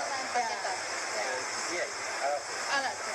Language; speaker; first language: German; non-native, learner; Romanian